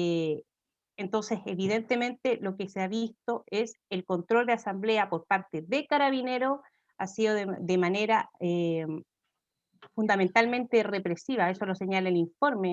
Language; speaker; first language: Spanish; native; Spanish